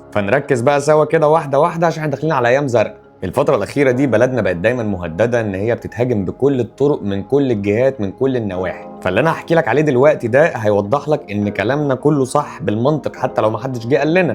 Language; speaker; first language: Arabic; native; Arabic